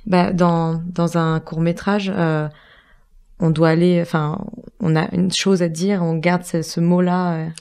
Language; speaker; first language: French; native; French